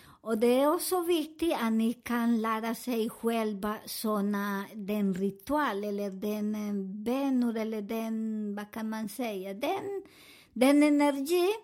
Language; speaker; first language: Swedish; non-native, learner; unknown